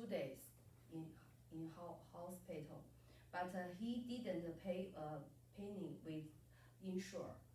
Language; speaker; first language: English; non-native, learner; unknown